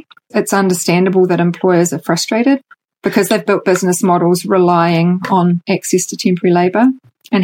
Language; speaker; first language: English; native; English